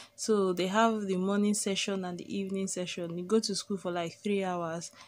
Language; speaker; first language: English; non-native, local second language; Igbo